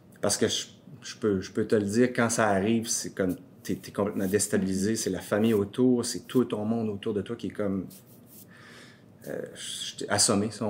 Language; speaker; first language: French; native; French